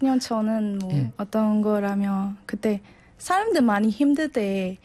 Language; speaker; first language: Korean; non-native, learner; Burmese